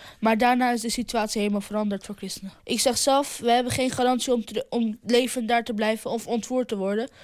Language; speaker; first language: Dutch; early bilingual, other home language; Arabic